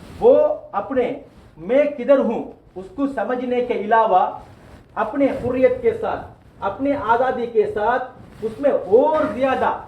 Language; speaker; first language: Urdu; non-native, local second language; Tamil